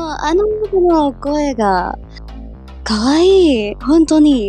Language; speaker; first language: Japanese; non-native, learner; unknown